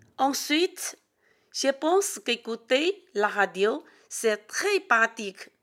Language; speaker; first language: French; non-native, learner; Chinese